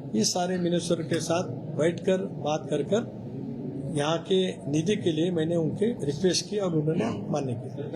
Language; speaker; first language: Hindi; non-native, local second language; Marathi